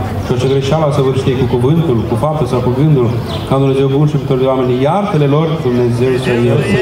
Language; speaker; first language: Romanian; native; Romanian